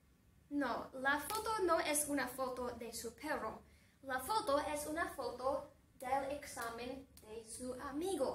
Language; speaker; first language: Spanish; non-native, fluent; English